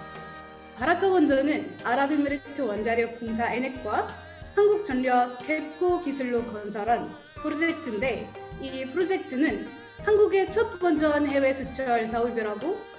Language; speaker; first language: Korean; non-native, fluent; Arabic